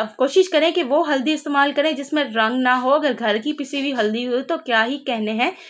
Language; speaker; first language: Urdu; native; Urdu